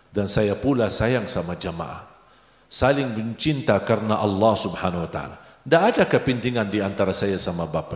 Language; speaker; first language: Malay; non-native, fluent; Arabic